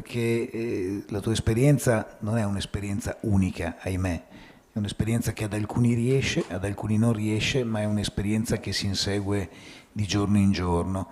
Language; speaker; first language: Italian; native; Italian